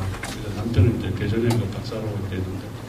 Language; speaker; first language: Korean; native; Korean